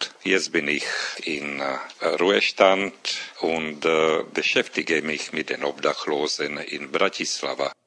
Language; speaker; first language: German; non-native, fluent; Slovak